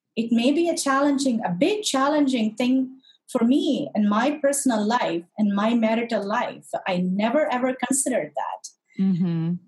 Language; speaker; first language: English; non-native, local second language; Tamil